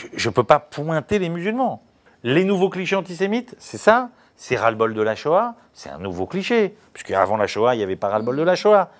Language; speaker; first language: French; native; French